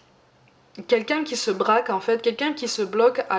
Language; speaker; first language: French; native; French